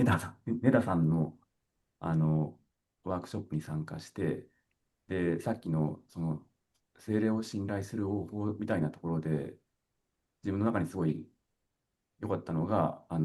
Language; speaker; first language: Japanese; native; Japanese